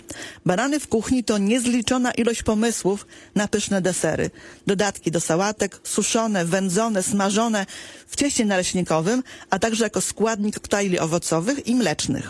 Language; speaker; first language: Polish; native; Polish